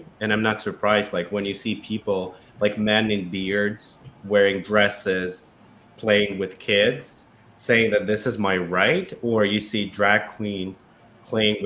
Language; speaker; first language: English; non-native, fluent; Russian